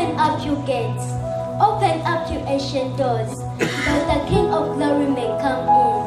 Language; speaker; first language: English; native; English